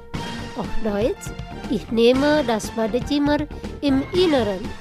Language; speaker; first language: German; non-native, fluent; Indonesian